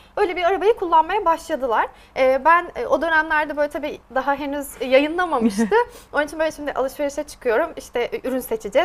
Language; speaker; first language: Turkish; native; Turkish